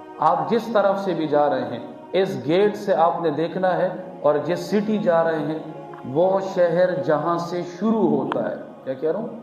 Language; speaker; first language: Urdu; non-native, local second language; Pashto